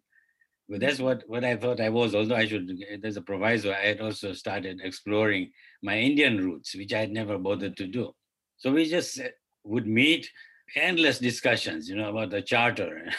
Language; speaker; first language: English; non-native, local second language; Kachhi